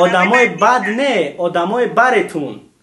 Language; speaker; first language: Persian; native; Persian